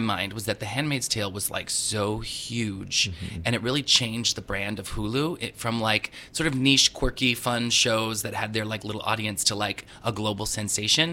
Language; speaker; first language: English; native; English